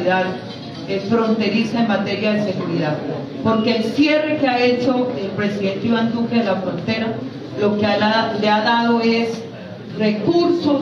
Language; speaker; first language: Spanish; native; Spanish